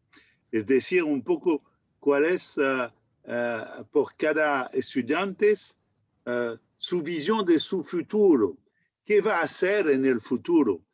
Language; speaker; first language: Spanish; non-native, learner; French